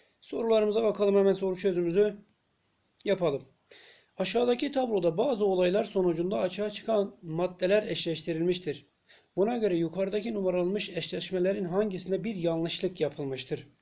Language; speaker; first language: Turkish; native; Turkish